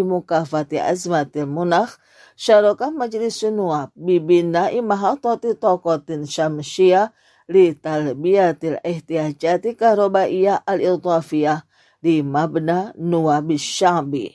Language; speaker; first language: Arabic; non-native, fluent; Indonesian